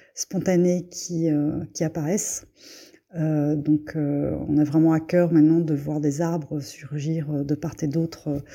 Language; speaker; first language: French; native; French